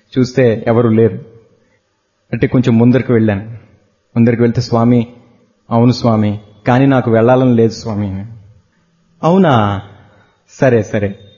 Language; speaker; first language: Telugu; native; Telugu